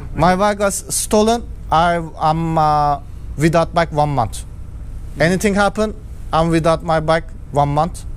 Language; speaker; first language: English; non-native, learner; Turkish